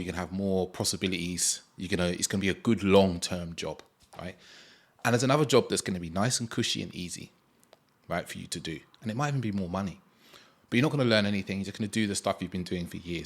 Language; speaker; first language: English; native; English